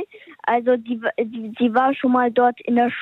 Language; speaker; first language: German; early bilingual, heritage; German